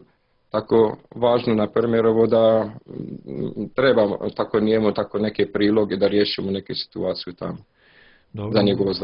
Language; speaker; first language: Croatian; non-native, learner; Arabic